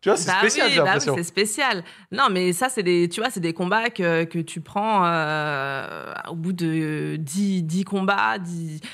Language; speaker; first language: French; native; French